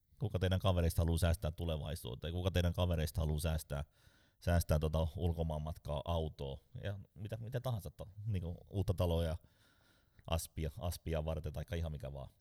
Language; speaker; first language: Finnish; native; Finnish